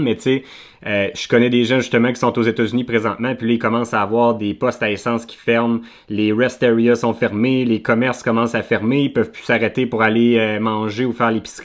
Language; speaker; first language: French; native; French